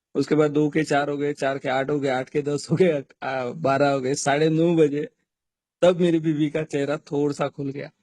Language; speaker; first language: Hindi; non-native, local second language; Marathi